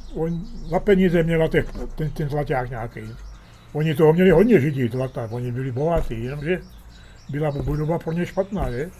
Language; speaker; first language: Czech; early bilingual, heritage; Czech